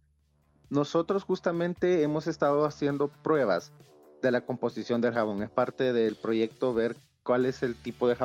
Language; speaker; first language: Spanish; native; Spanish